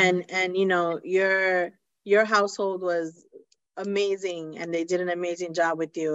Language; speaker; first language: English; native; English